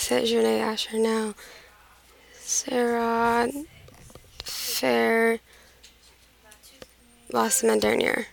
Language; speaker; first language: French; non-native, learner; English